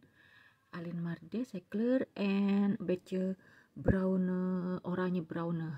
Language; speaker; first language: Dutch; non-native, learner; Indonesian